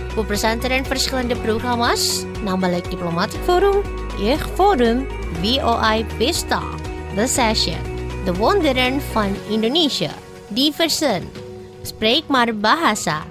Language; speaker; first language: Dutch; non-native, fluent; Indonesian